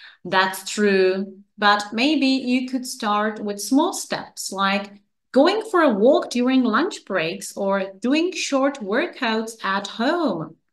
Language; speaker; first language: English; non-native, fluent; Czech